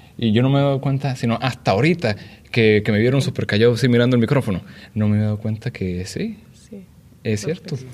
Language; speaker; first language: Spanish; native; Spanish